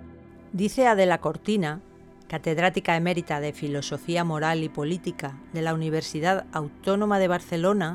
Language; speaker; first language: Spanish; native; Spanish